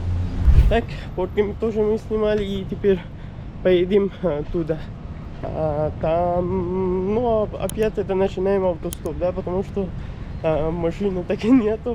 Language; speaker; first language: Russian; non-native, local second language; Kyrgyz